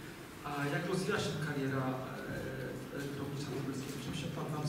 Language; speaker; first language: Polish; native; Polish